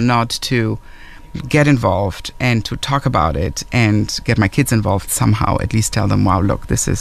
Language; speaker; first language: English; non-native, fluent; German